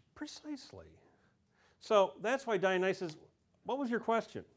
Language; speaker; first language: English; native; English